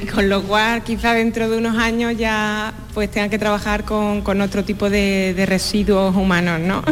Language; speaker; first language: Spanish; native; Spanish